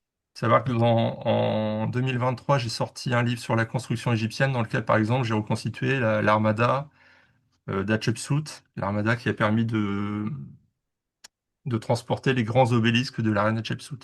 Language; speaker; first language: French; native; French